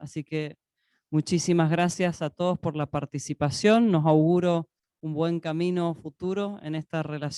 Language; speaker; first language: Spanish; native; Spanish